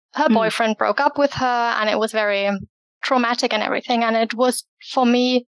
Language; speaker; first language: English; early bilingual, other home language; German